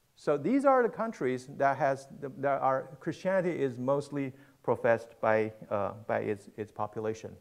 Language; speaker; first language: English; non-native, fluent; Chinese